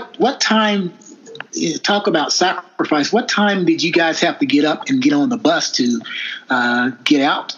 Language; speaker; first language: English; native; English